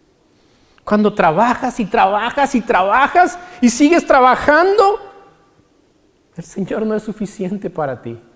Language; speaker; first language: Spanish; native; Spanish